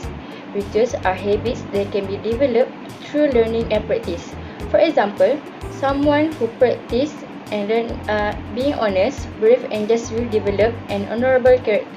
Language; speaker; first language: English; non-native, local second language; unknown